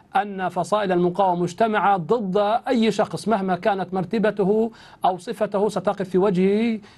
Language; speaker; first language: Arabic; native; Arabic